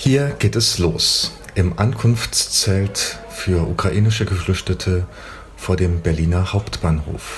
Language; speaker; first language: German; native; German